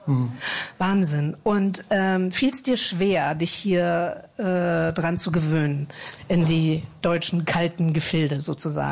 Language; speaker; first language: German; native; German